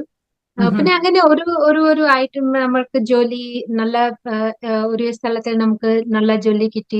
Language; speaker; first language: Malayalam; non-native, local second language; Odia